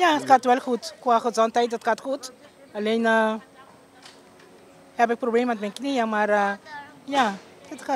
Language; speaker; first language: Dutch; non-native, local second language; Papiamento